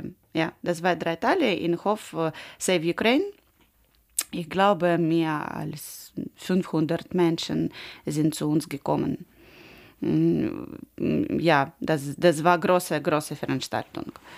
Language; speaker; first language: German; non-native, learner; Ukrainian